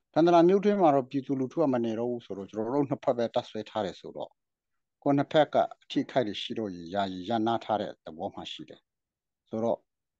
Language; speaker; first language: Burmese; non-native, local second language; Hakha Chin